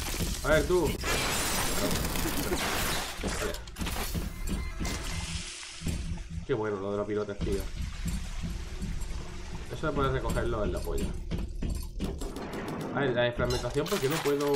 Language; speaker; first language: Spanish; native; Spanish